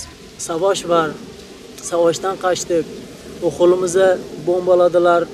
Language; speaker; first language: Turkish; non-native, fluent; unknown